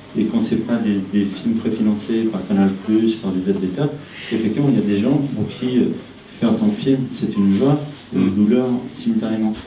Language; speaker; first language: French; non-native, fluent; Spanish